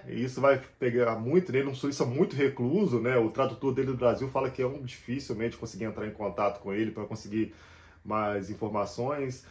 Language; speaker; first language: Portuguese; native; Portuguese